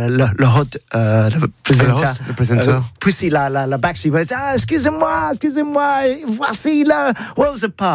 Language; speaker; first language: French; non-native, learner; English